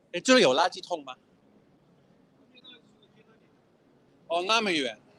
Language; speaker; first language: Chinese; non-native, fluent; English